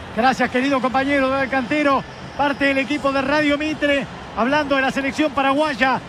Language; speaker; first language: Spanish; native; Spanish